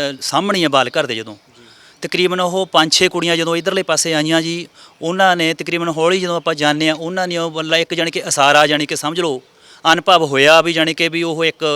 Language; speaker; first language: Punjabi; native; Punjabi